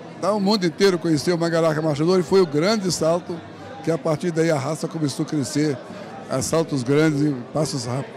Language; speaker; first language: Portuguese; non-native, fluent; Arabic